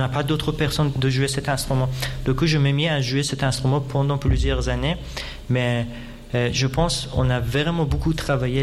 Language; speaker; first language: French; non-native, fluent; Persian